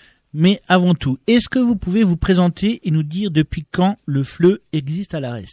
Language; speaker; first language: French; native; French